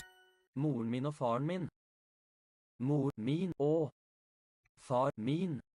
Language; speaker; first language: Norwegian; non-native, learner; English